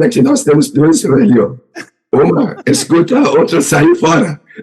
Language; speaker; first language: Portuguese; non-native, learner; Persian